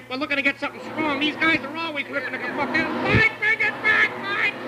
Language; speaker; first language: English; native; English